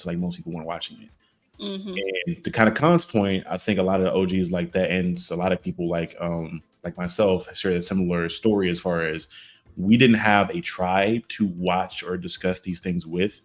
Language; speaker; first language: English; native; English